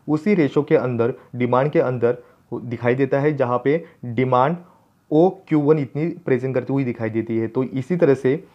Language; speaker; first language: Hindi; non-native, local second language; Marathi